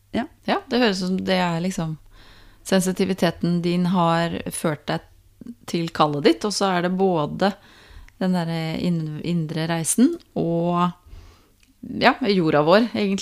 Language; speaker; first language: Norwegian; native; Norwegian